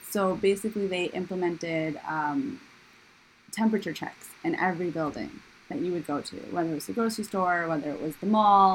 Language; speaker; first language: English; native; English